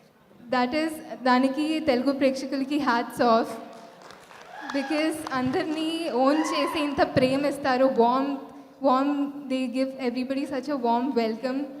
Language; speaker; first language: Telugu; non-native, fluent; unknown